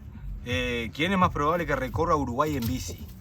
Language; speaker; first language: Spanish; native; Spanish